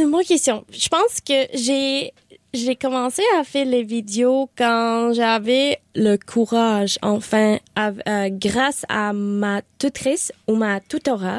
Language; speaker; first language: French; non-native, learner; Spanish